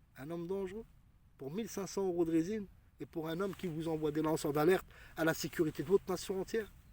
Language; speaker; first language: French; early bilingual, other home language; Arabic